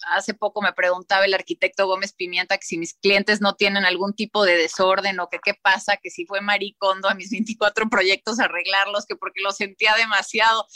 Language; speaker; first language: Spanish; native; Spanish